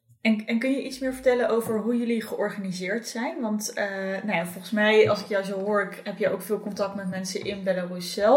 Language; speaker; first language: Dutch; native; Dutch